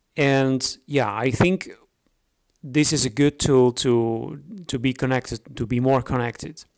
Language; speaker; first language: English; non-native, fluent; Dutch